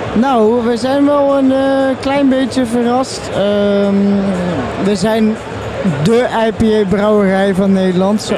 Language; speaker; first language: Dutch; native; Dutch